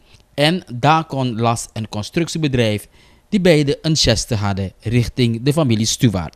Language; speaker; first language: Dutch; native; Dutch